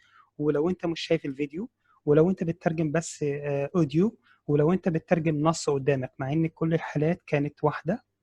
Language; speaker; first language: Arabic; native; Arabic